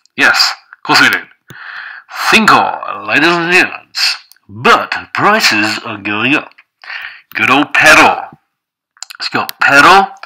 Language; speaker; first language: English; native; English